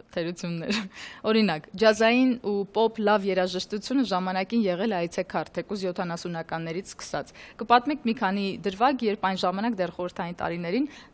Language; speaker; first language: Armenian; native; Armenian